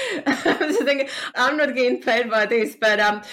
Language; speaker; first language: English; non-native, fluent; Spanish